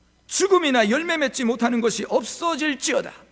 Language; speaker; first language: Korean; native; Korean